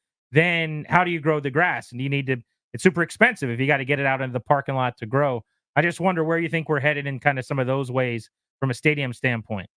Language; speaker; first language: English; native; English